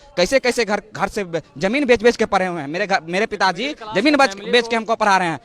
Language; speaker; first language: Hindi; native; Hindi